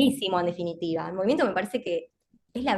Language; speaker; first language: Spanish; native; Spanish